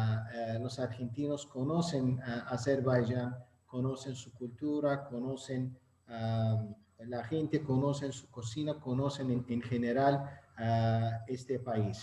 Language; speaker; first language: Spanish; non-native, fluent; Azerbaijani